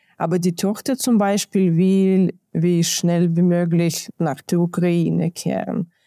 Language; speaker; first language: German; non-native, fluent; Ukrainian